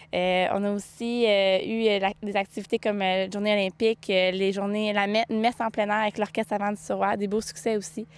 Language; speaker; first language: French; native; French